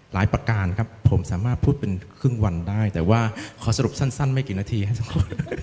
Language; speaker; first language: Thai; non-native, fluent; Vietnamese